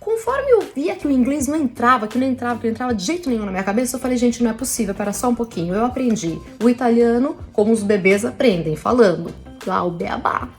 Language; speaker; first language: Portuguese; early bilingual, other home language; Italian